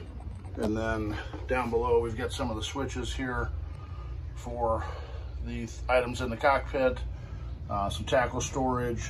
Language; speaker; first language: English; native; English